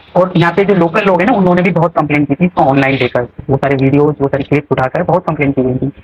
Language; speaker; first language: Hindi; native; Hindi